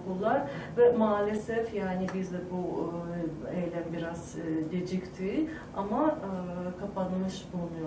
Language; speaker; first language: Turkish; non-native, fluent; Tajik